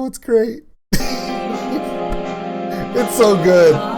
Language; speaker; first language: English; native; English